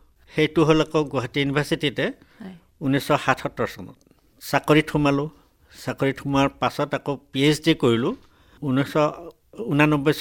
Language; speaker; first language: Assamese; native; Assamese